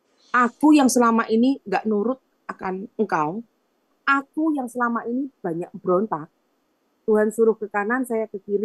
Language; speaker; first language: Indonesian; native; Indonesian